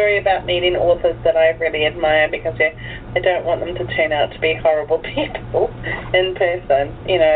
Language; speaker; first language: English; native; English